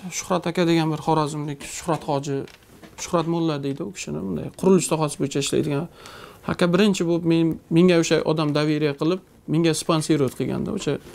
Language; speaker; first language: Uzbek; native; Uzbek